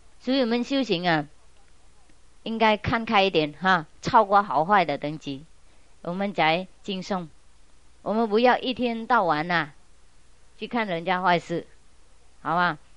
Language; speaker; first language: Chinese; non-native, fluent; Vietnamese